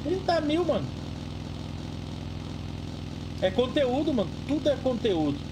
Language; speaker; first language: Portuguese; native; Portuguese